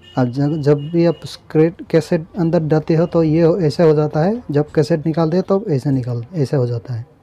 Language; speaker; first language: Hindi; native; Hindi